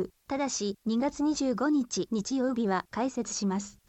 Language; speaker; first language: Japanese; native; Japanese